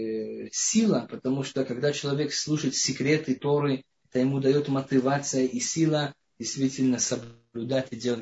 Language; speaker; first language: Russian; non-native, fluent; Hebrew